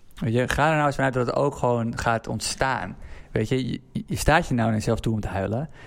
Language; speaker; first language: Dutch; native; Dutch